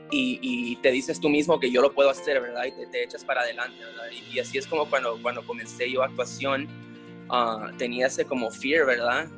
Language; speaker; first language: Spanish; early bilingual, heritage; Spanish